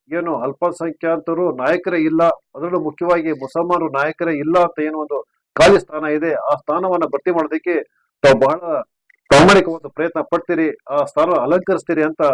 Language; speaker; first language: Kannada; native; Kannada